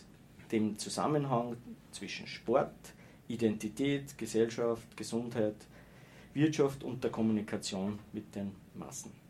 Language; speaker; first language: German; native; German